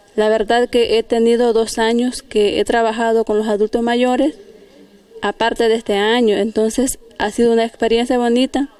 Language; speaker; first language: Spanish; native; Spanish